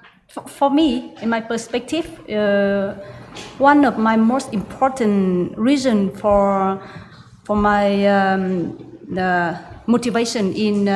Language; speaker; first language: English; non-native, learner; Vietnamese